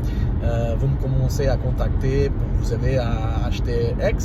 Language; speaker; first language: French; non-native, learner; Portuguese